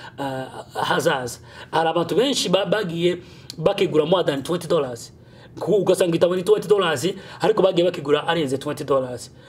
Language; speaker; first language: Kinyarwanda; early bilingual, heritage; Kinyarwanda